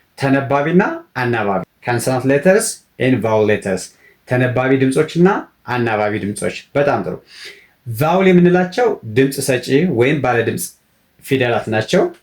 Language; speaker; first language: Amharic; native; Amharic